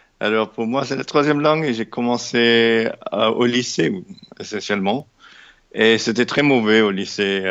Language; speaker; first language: French; non-native, fluent; English